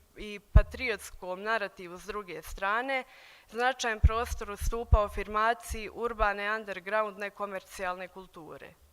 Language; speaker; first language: Bosnian; native; Bosnian